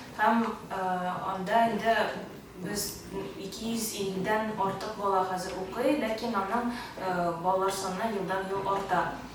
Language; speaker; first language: Tatar; early bilingual, heritage; Tatar